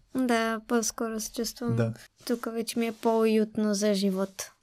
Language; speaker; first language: Bulgarian; early bilingual, other home language; Arabic